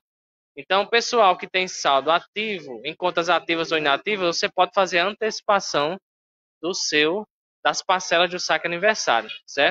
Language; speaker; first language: Portuguese; native; Portuguese